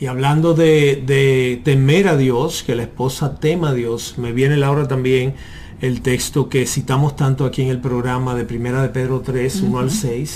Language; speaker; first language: Spanish; native; Spanish